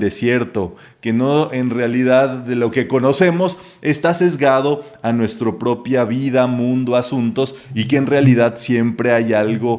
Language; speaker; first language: Spanish; native; Spanish